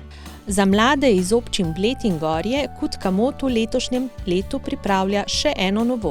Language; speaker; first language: Slovenian; native; Slovenian